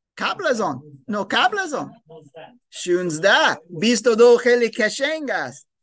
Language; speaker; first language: Persian; non-native, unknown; German